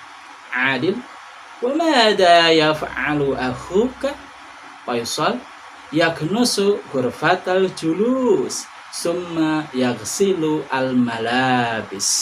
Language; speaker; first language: Arabic; non-native, fluent; Indonesian